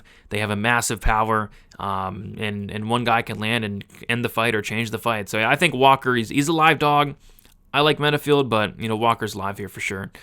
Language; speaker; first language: English; native; English